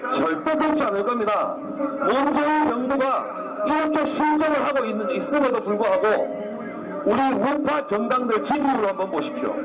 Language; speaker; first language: Korean; native; Korean